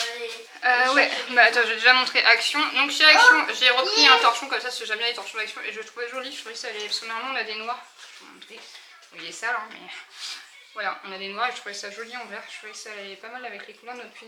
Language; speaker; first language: French; native; French